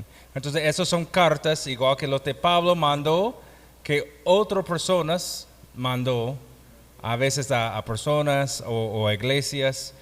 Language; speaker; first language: Spanish; non-native, fluent; English